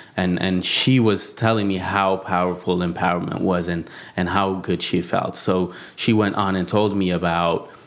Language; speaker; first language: English; non-native, fluent; Amharic